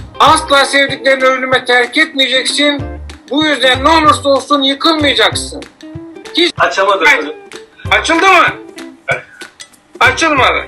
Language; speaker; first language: Turkish; native; Turkish